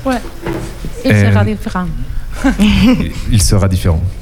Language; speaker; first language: French; non-native, learner; Spanish